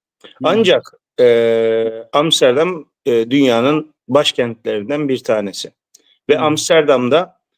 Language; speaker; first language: Turkish; early bilingual, heritage; Turkish